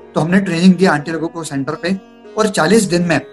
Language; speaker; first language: Hindi; non-native, local second language; Marathi